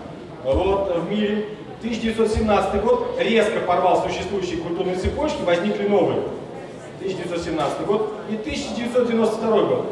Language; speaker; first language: Russian; native; Russian